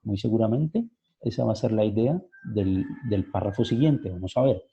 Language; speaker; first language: Spanish; native; Spanish